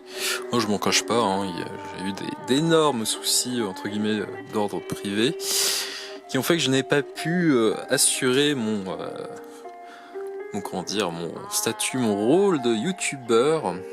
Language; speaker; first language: French; native; French